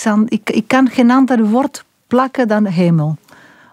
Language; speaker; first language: Dutch; non-native, local second language; French